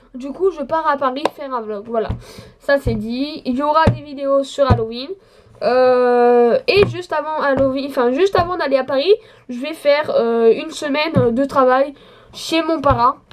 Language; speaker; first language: French; native; French